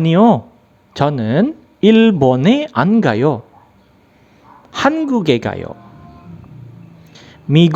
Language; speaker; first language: Korean; non-native, fluent; Indonesian